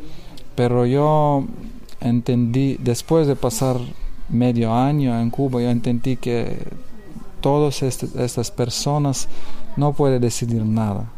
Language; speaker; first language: Spanish; non-native, learner; Lithuanian